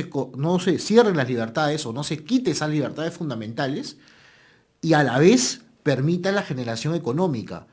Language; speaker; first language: Spanish; native; Spanish